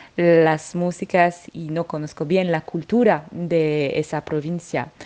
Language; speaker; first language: Spanish; non-native, fluent; French